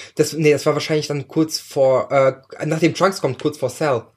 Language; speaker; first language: German; early bilingual, other home language; Ukrainian